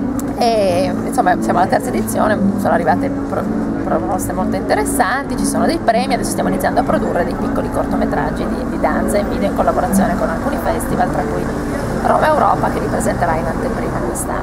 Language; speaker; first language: Italian; native; Italian